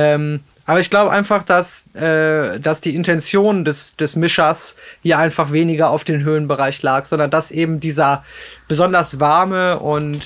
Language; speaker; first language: German; native; German